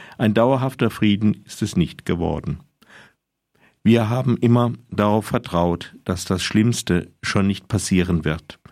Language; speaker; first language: German; native; German